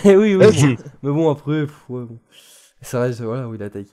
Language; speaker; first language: French; native; French